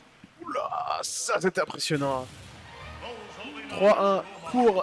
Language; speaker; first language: French; native; French